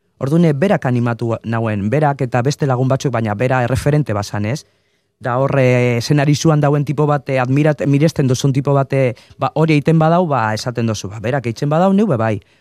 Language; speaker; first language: Basque; native; Basque